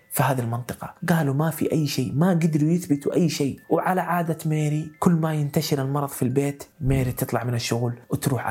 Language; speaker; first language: Arabic; native; Arabic